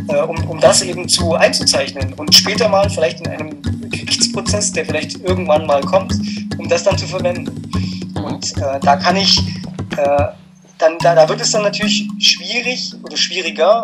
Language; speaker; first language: German; native; German